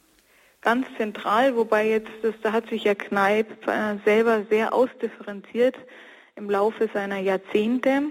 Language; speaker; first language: German; native; German